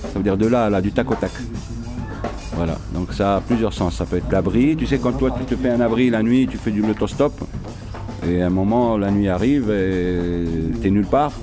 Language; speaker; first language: French; non-native, local second language; Arabic